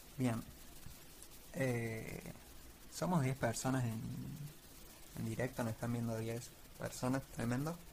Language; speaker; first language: Spanish; native; Spanish